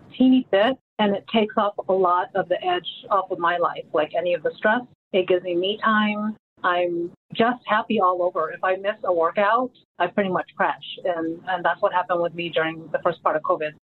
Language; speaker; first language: English; early bilingual, other home language; Filipino